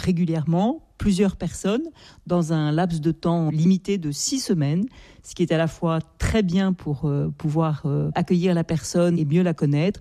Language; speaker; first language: French; native; French